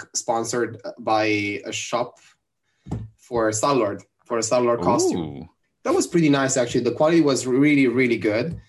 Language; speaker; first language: English; non-native, fluent; Italian